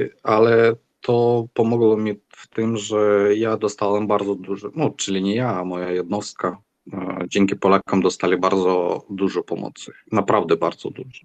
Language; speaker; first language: Polish; non-native, fluent; Ukrainian